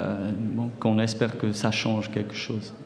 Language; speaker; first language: French; non-native, fluent; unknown